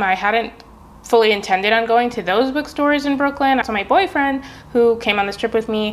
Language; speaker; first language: English; native; English